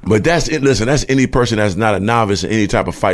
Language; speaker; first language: English; native; English